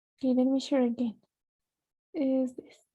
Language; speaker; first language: English; non-native, fluent; Spanish